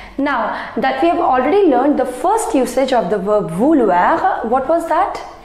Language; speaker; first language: English; non-native, local second language; Hindi